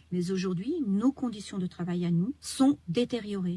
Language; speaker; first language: French; native; French